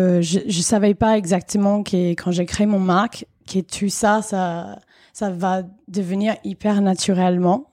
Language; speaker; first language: French; non-native, fluent; English